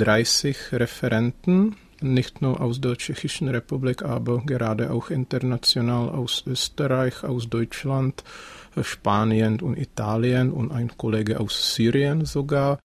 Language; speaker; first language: German; non-native, fluent; Czech